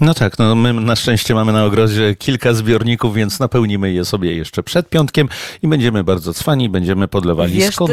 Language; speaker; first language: Polish; native; Polish